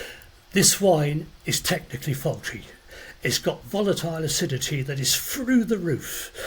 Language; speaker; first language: English; native; English